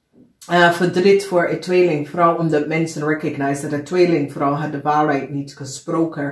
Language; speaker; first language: Dutch; non-native, fluent; English